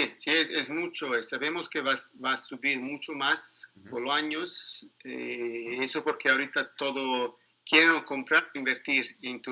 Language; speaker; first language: Spanish; non-native, learner; Italian